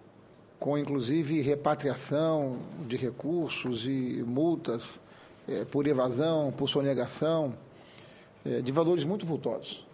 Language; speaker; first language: Portuguese; native; Portuguese